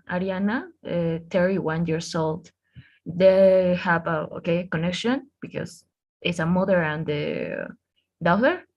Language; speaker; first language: English; non-native, learner; Spanish